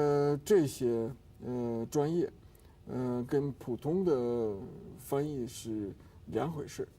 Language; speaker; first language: Chinese; non-native, fluent; Russian